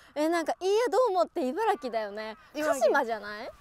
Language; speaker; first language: Japanese; native; Japanese